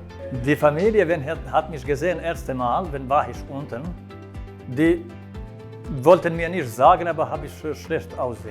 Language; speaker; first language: German; non-native, learner; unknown